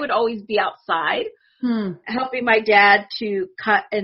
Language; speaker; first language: English; early bilingual, other home language; Spanish